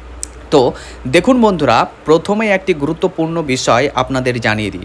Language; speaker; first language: Bangla; native; Bangla